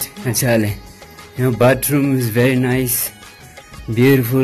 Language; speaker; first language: English; non-native, local second language; Ladakhi